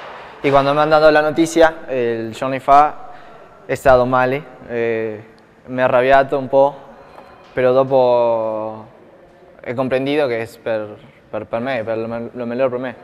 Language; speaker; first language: Italian; non-native, learner; Spanish